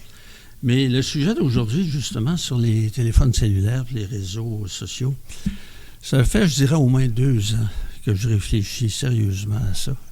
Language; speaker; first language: French; native; French